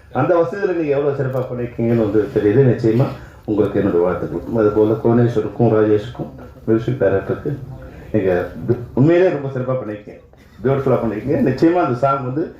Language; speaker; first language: Tamil; native; Tamil